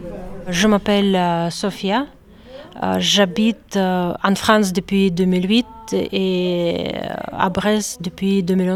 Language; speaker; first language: French; non-native, fluent; Ukrainian